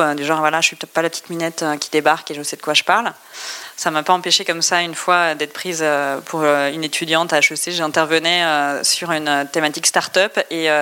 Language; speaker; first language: French; native; French